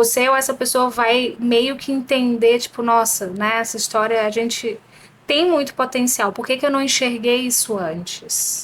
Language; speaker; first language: Portuguese; native; Portuguese